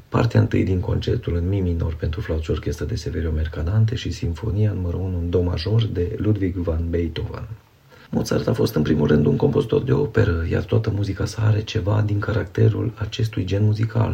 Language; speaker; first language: Romanian; native; Romanian